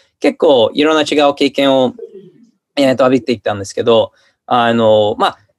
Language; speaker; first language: Japanese; non-native, fluent; English